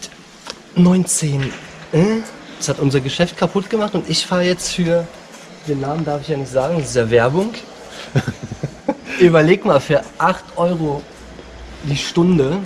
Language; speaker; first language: German; native; German